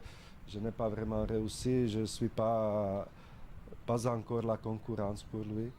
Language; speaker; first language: French; non-native, fluent; Czech